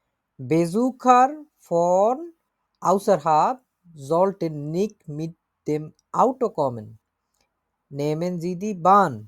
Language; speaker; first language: German; non-native, learner; Bangla